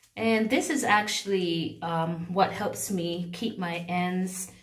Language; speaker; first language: English; native; English